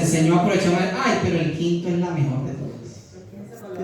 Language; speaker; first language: Spanish; native; Spanish